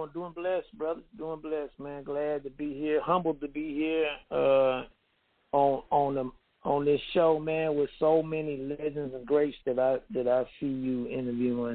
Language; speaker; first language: English; native; English